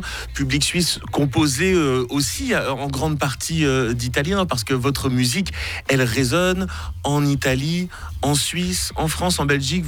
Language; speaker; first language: French; native; French